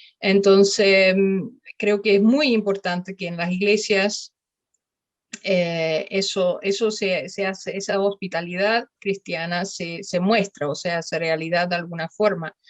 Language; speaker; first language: Spanish; non-native, fluent; Dutch